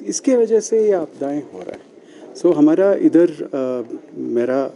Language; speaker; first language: Hindi; non-native, local second language; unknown